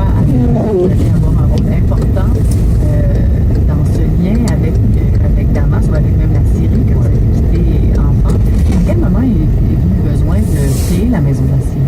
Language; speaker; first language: French; native; French